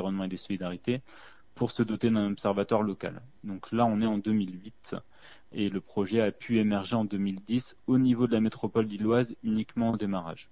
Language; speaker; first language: French; native; French